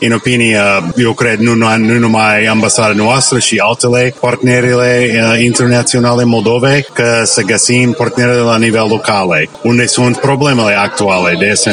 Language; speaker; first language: Romanian; non-native, learner; English